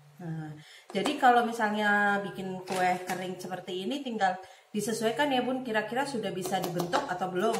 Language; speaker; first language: Indonesian; native; Indonesian